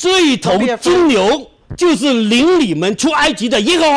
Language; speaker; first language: Chinese; native; Chinese